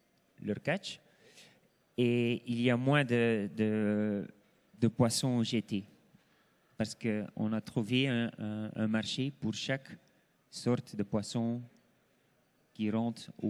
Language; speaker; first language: French; non-native, local second language; Dutch